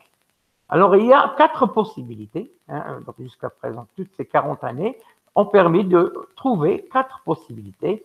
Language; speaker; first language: French; non-native, local second language; Arabic